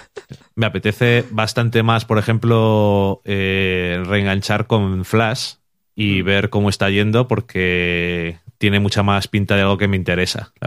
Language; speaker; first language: Spanish; native; Spanish